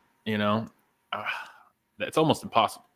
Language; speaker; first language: English; native; English